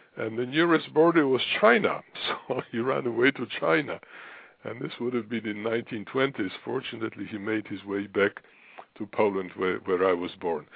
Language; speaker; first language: English; non-native, fluent; Russian